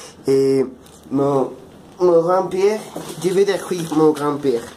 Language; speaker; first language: French; non-native, learner; Spanish